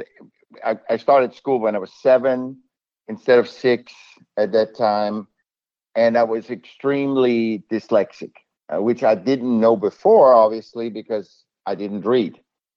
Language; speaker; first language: English; non-native, fluent; German